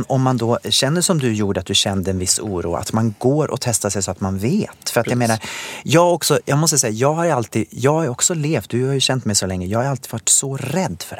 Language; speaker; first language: Swedish; native; Swedish